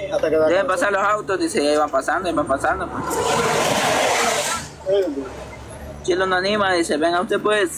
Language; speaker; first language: Spanish; native; Spanish